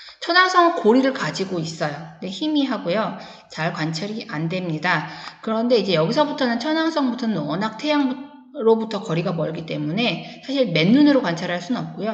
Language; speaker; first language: Korean; native; Korean